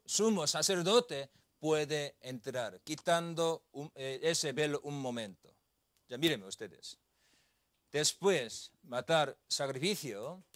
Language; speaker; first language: Spanish; non-native, learner; Korean